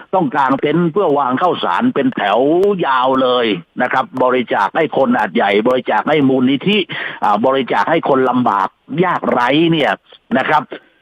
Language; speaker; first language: Thai; native; Thai